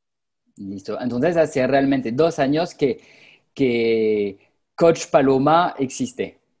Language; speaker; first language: Spanish; non-native, fluent; French